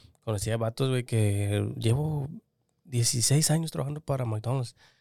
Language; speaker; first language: Spanish; early bilingual, heritage; Spanish